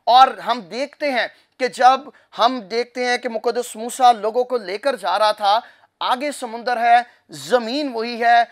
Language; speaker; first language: Urdu; non-native, local second language; Punjabi